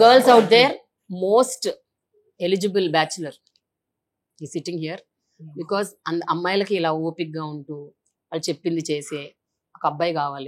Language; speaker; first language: Telugu; native; Telugu